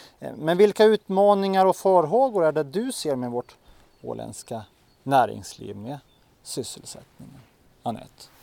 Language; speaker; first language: Swedish; native; Swedish